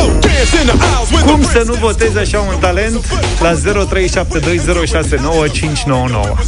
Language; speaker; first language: Romanian; native; Romanian